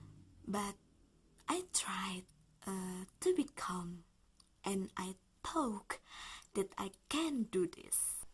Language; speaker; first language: English; non-native, learner; Indonesian